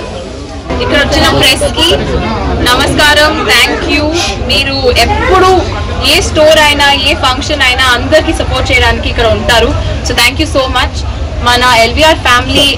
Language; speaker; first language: Telugu; non-native, fluent; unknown